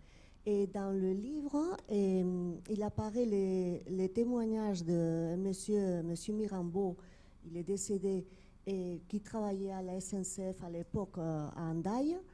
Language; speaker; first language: French; non-native, fluent; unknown